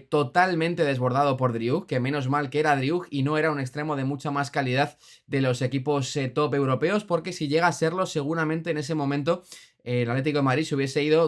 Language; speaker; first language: Spanish; native; Spanish